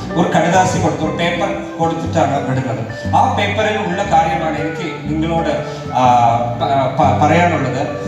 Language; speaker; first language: Malayalam; non-native, local second language; Tamil